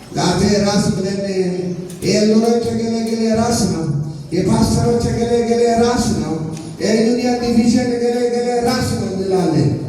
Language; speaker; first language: Amharic; non-native, local second language; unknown